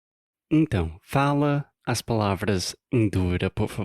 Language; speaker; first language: Portuguese; non-native, fluent; English